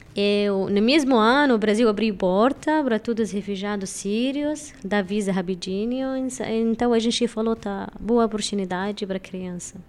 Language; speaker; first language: Portuguese; non-native, fluent; Arabic